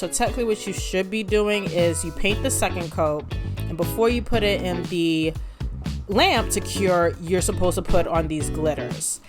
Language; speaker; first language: English; native; English